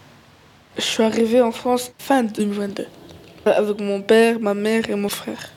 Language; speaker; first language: French; early bilingual, other home language; Arabic